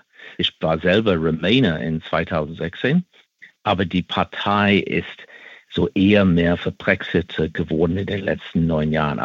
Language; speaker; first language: German; non-native, fluent; English